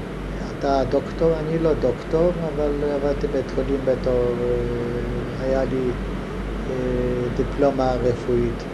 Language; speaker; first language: Hebrew; non-native, fluent; Hungarian